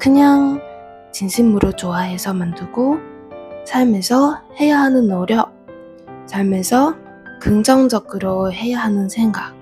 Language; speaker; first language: Korean; non-native, fluent; Vietnamese